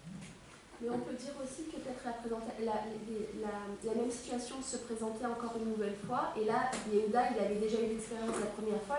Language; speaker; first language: French; native; French